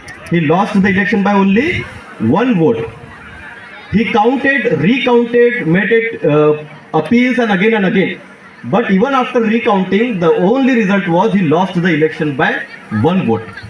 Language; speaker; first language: English; non-native, local second language; Marathi